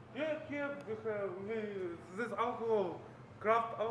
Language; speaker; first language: English; non-native, learner; Ukrainian